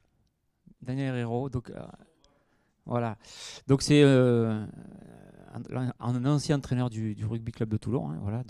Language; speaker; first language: French; native; French